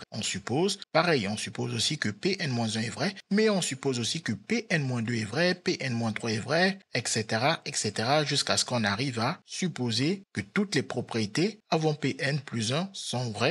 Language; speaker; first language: French; native; French